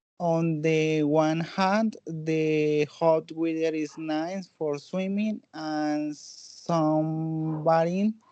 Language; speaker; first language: English; non-native, learner; Spanish